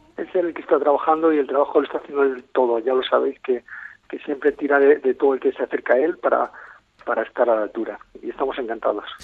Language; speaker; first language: Spanish; native; Spanish